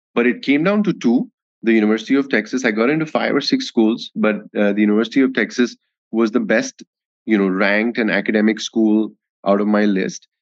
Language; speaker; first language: English; non-native, local second language; Hindi